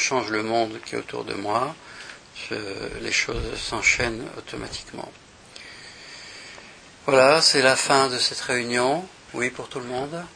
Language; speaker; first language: French; native; French